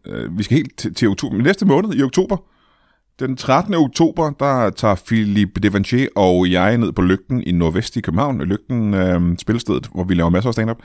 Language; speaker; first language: Danish; native; Danish